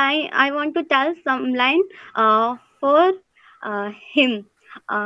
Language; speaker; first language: English; non-native, learner; Hindi